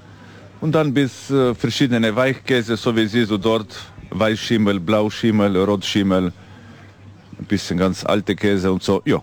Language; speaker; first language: German; non-native, fluent; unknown